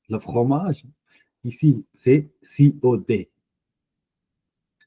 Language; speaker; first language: French; non-native, fluent; Punjabi